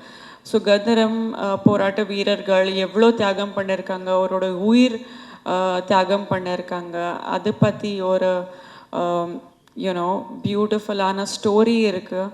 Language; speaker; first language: Tamil; non-native, fluent; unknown